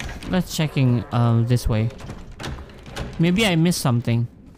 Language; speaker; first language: English; non-native, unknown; Indonesian